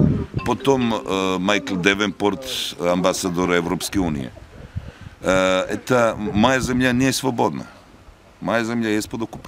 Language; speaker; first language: Russian; non-native, learner; Serbian